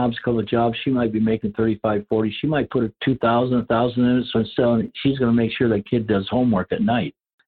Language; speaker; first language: English; native; English